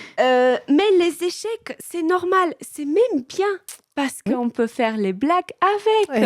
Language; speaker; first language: French; non-native, fluent; Polish